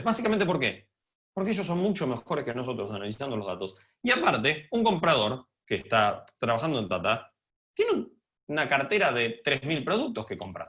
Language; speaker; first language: Spanish; native; Spanish